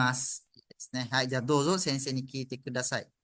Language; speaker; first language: Japanese; non-native, fluent; Malay